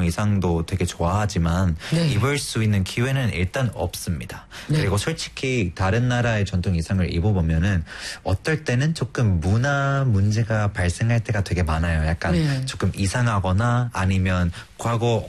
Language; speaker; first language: Korean; non-native, fluent; Spanish